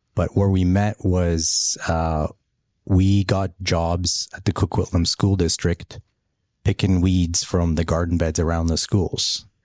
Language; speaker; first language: English; early bilingual, other home language; Polish